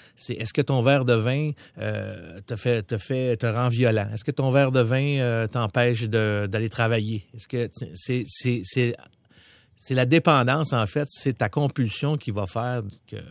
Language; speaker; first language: French; native; French